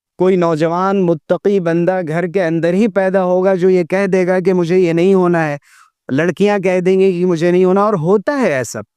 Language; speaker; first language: Urdu; native; Urdu